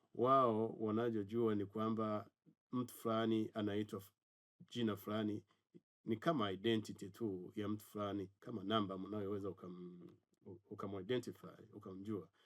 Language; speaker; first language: Swahili; non-native, local second language; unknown